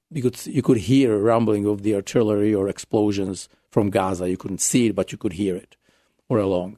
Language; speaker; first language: English; non-native, fluent; Czech